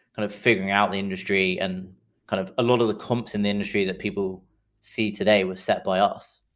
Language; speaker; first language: English; native; English